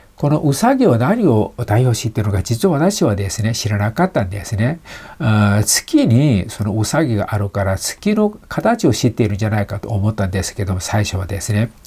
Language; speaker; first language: Japanese; non-native, fluent; Chinese